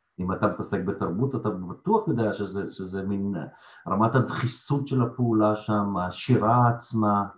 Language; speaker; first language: Hebrew; early bilingual, other home language; Russian